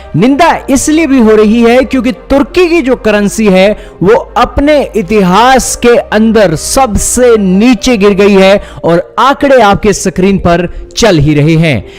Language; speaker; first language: Hindi; native; Hindi